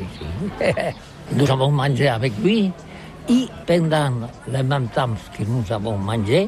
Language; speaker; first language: French; non-native, learner; Catalan